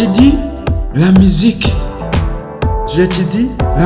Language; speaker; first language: French; non-native, learner; Kinyarwanda